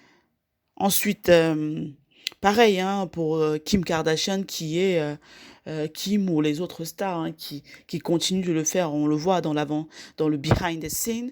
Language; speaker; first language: French; native; French